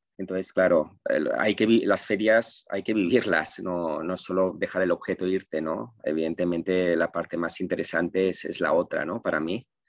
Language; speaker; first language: Spanish; non-native, local second language; Catalan